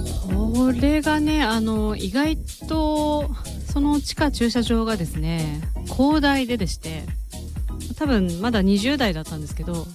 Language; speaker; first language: Japanese; native; Japanese